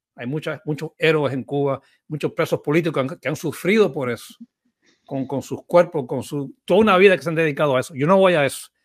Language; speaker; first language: Spanish; early bilingual, heritage; Spanish